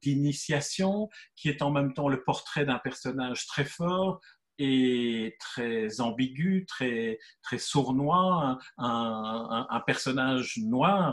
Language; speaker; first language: French; native; French